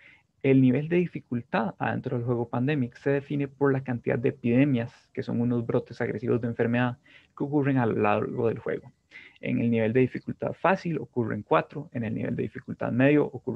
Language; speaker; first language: Spanish; native; Spanish